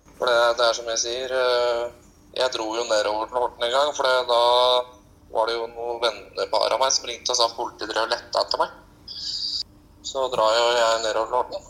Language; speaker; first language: Norwegian; native; Norwegian